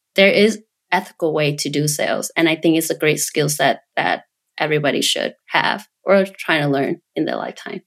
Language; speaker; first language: English; non-native, fluent; Vietnamese